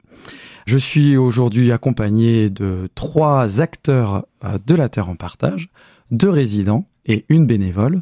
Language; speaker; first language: French; native; French